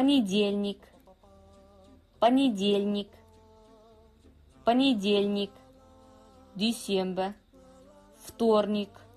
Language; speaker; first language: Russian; non-native, fluent; Kazakh